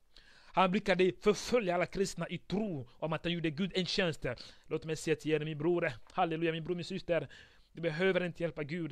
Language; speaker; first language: Swedish; non-native, fluent; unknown